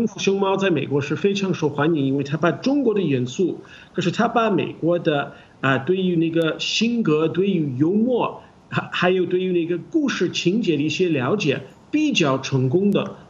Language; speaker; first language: Chinese; non-native, fluent; English